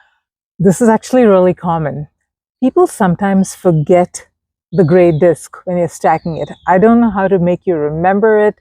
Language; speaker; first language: English; native; English